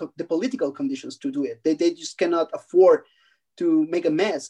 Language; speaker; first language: English; non-native, fluent; Spanish